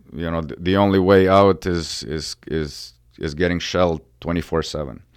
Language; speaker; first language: English; early bilingual, other home language; Ukrainian